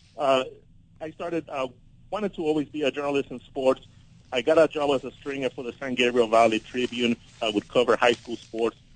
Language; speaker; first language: English; early bilingual, other home language; Spanish